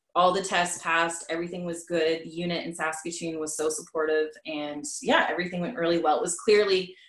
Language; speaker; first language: English; native; English